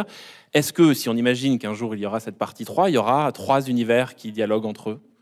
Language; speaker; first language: French; native; French